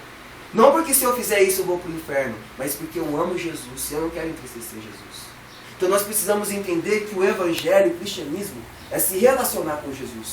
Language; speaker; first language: Portuguese; native; Portuguese